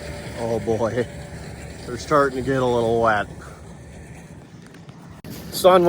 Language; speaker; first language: English; native; English